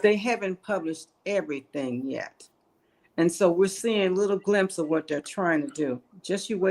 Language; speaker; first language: English; native; English